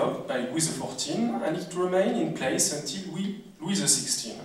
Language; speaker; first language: English; non-native, fluent; French